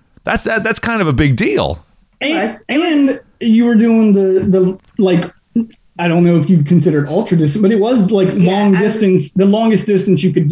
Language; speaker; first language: English; native; English